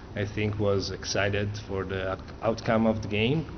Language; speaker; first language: English; non-native, fluent; Italian